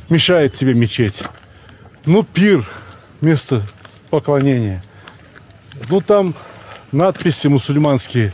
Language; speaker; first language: Russian; native; Russian